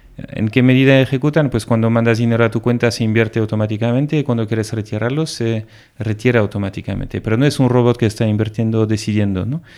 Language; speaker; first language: Spanish; non-native, fluent; French